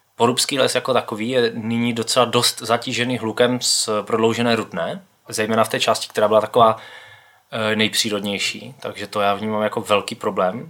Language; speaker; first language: Czech; native; Czech